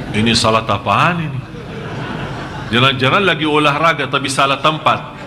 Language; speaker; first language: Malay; non-native, fluent; Arabic